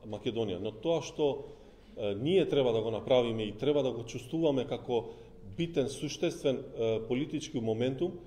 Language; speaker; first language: Macedonian; non-native, local second language; Albanian